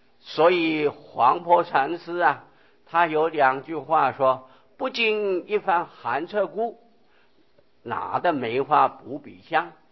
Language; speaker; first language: Chinese; non-native, local second language; Hakka Chinese